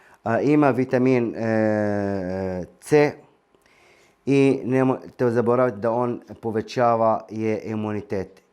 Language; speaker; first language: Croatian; non-native, fluent; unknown